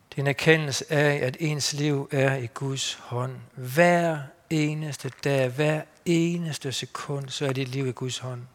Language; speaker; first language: Danish; native; Danish